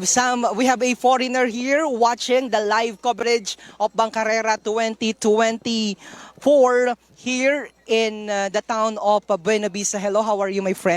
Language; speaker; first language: English; non-native, local second language; Filipino